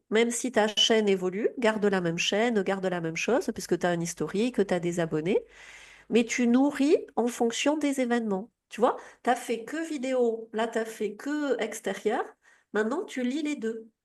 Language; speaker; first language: French; native; French